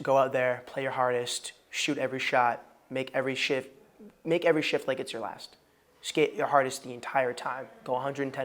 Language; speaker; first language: English; native; English